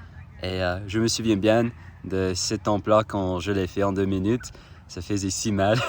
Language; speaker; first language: French; non-native, fluent; English